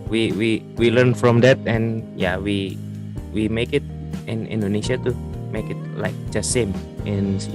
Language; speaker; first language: English; non-native, learner; Indonesian